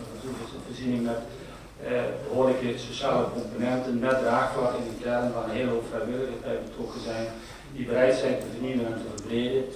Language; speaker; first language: Dutch; native; Dutch